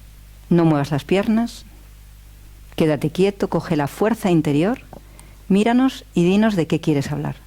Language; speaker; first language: Spanish; native; Spanish